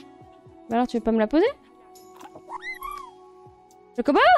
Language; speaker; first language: French; native; French